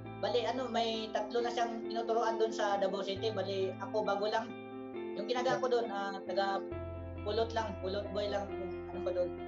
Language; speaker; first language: Filipino; non-native, local second language; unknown